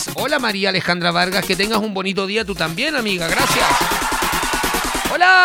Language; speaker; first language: Spanish; native; Spanish